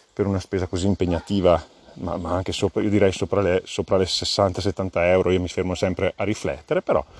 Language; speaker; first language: Italian; native; Italian